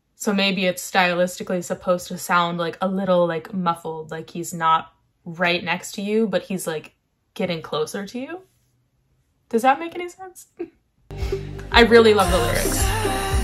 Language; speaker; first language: English; native; English